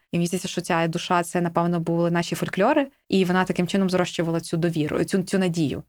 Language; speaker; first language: Ukrainian; native; Ukrainian